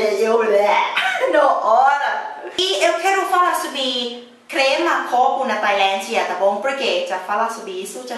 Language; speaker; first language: Portuguese; non-native, learner; Thai